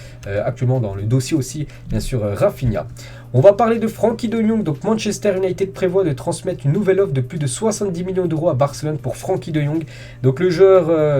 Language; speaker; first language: French; native; French